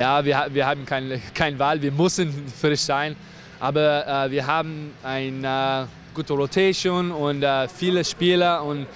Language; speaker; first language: German; non-native, learner; English